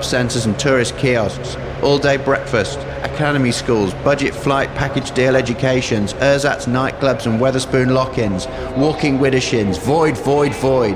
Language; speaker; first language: English; native; English